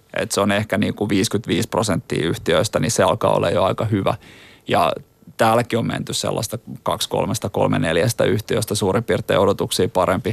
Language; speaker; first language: Finnish; native; Finnish